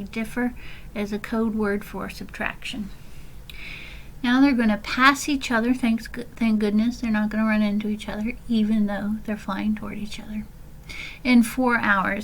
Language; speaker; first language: English; native; English